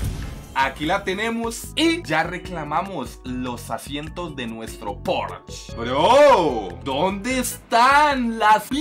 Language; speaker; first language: Spanish; native; Spanish